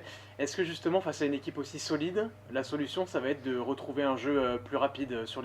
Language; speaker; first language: French; native; French